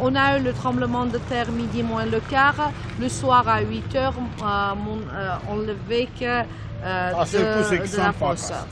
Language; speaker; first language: French; non-native, fluent; Armenian